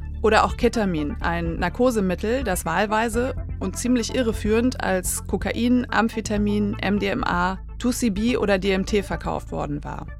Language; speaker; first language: German; native; German